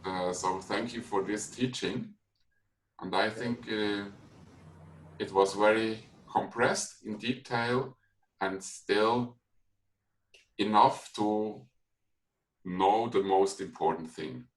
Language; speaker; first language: English; non-native, fluent; German